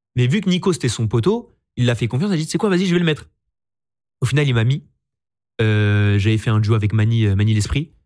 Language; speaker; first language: French; native; French